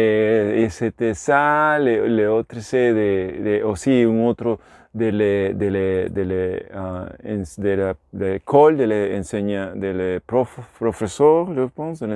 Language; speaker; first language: French; non-native, learner; Spanish